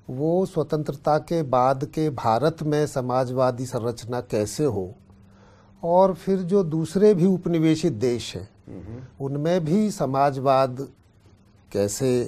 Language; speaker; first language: Hindi; native; Hindi